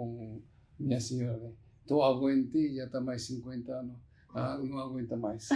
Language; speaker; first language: Portuguese; non-native, learner; Japanese